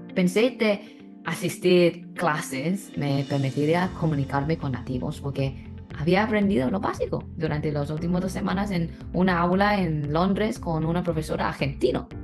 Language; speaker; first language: Spanish; non-native, fluent; Chinese